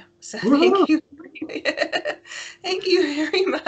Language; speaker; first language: English; native; English